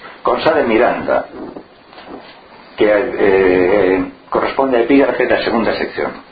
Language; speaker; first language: Spanish; native; Spanish